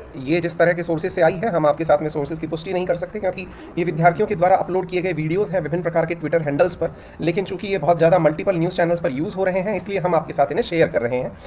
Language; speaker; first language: Hindi; native; Hindi